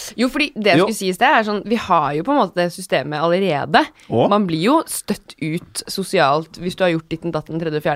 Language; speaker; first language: Norwegian; native; Norwegian